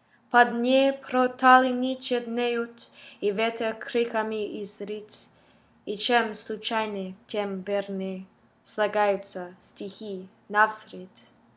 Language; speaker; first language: Russian; non-native, learner; English